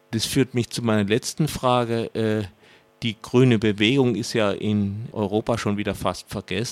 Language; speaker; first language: German; native; German